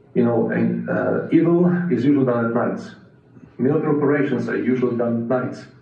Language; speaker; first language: English; non-native, fluent; Ukrainian